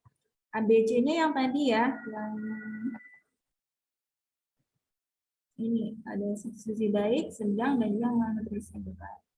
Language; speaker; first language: Indonesian; native; Indonesian